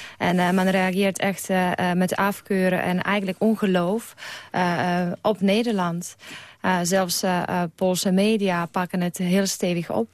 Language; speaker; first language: Dutch; non-native, fluent; Polish